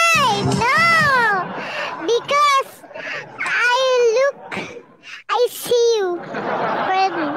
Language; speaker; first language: English; non-native, learner; Indonesian